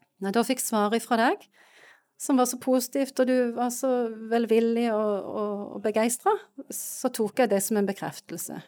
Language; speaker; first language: Norwegian; native; Norwegian